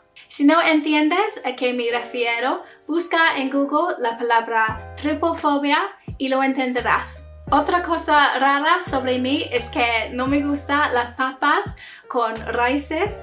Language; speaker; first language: Spanish; non-native, learner; English